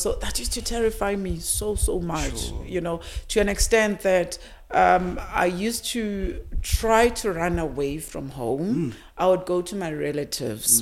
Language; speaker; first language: English; non-native, local second language; Zulu